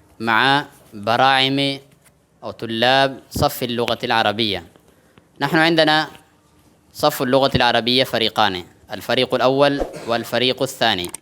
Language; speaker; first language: Arabic; non-native, fluent; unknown